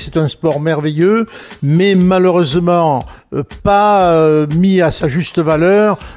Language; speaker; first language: French; native; French